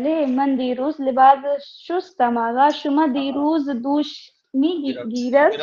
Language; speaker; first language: Persian; non-native, learner; Urdu